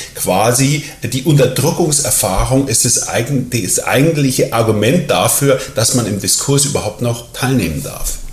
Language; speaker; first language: German; native; German